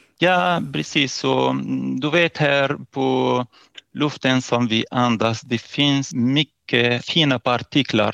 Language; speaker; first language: Swedish; non-native, fluent; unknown